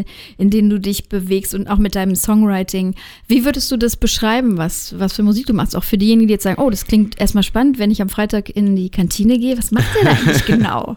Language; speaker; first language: German; native; German